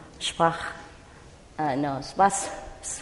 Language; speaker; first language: German; non-native, learner; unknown